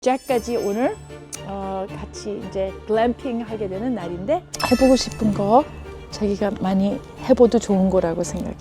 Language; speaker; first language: Korean; early bilingual, heritage; English